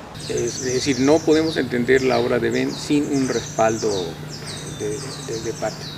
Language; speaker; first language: Spanish; native; Spanish